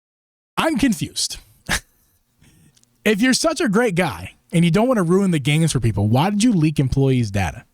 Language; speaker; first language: English; native; English